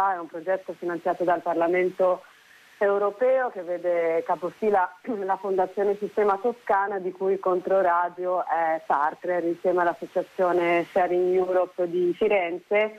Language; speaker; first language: Italian; native; Italian